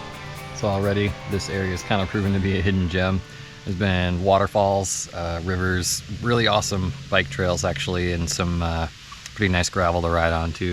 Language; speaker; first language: English; native; English